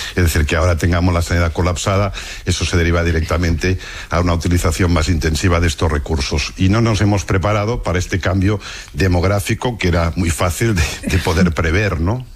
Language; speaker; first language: Spanish; non-native, local second language; Catalan